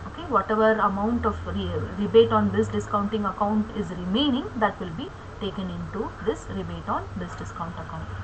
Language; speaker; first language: English; non-native, local second language; Kannada